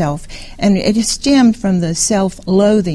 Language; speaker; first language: English; native; English